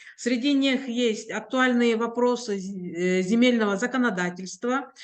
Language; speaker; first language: Russian; non-native, local second language; Kyrgyz